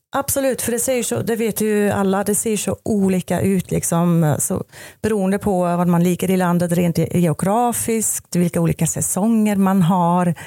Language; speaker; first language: Swedish; non-native, fluent; German